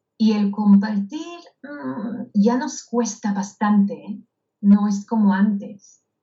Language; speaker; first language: Spanish; non-native, fluent; Hebrew